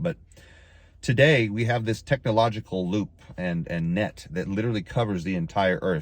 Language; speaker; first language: English; native; English